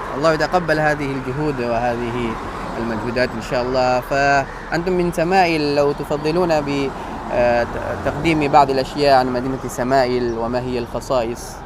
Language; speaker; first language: Arabic; non-native, fluent; Urdu